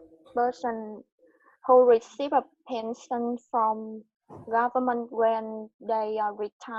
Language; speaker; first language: English; non-native, learner; Vietnamese